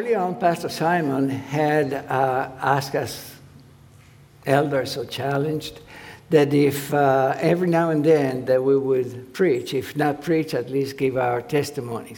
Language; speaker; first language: English; non-native, fluent; Spanish